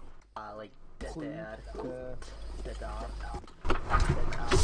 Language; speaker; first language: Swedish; non-native, learner; English